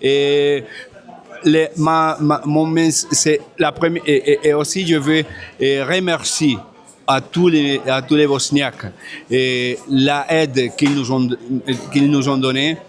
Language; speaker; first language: French; non-native, fluent; Spanish